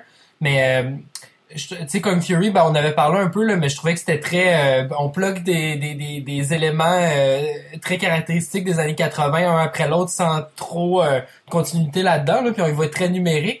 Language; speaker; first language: French; native; French